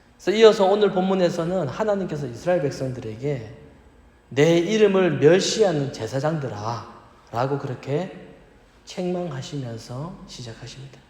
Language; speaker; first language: Korean; native; Korean